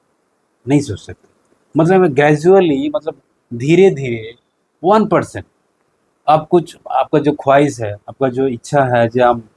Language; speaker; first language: Hindi; non-native, local second language; Bangla